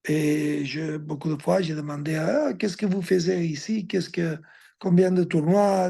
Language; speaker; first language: French; non-native, fluent; Spanish